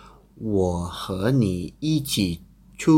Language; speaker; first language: Chinese; non-native, fluent; English